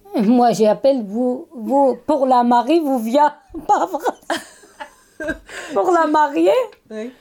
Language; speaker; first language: French; non-native, fluent; Turkish